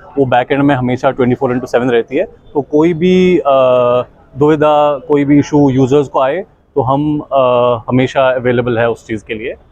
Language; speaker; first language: Hindi; native; Hindi